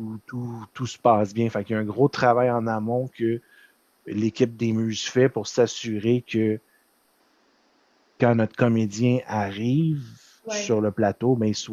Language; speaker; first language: French; native; French